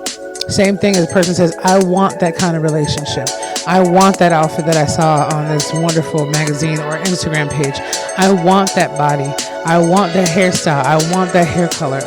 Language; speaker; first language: English; native; English